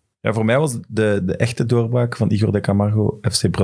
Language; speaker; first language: Dutch; native; Dutch